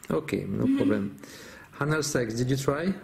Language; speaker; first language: English; non-native, fluent; French